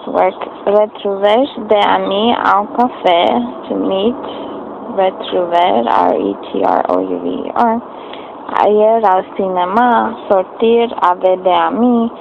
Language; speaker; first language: French; non-native, learner; English